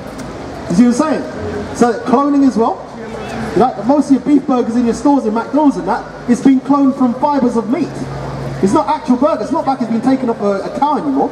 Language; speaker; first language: English; native; English